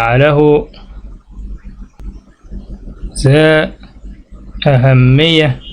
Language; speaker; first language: Arabic; native; Arabic